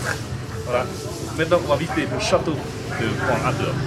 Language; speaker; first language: French; non-native, fluent; Vietnamese